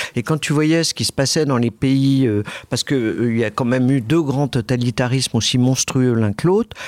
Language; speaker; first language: French; native; French